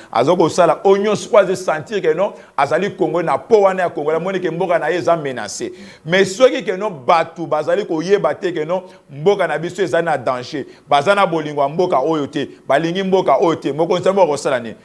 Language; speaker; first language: Lingala; non-native, local second language; Kongo